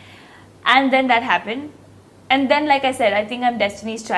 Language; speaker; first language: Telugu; non-native, fluent; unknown